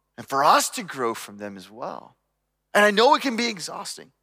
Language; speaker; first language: English; native; English